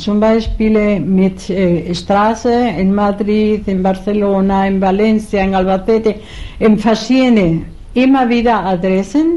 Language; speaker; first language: German; non-native, fluent; Spanish